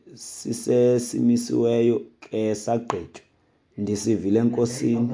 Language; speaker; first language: Xhosa; native; Xhosa